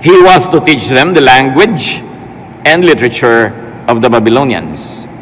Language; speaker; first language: English; non-native, local second language; Filipino